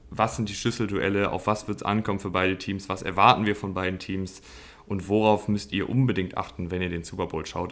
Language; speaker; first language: German; native; German